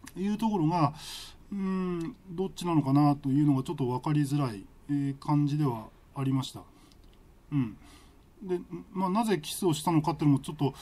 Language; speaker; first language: Japanese; native; Japanese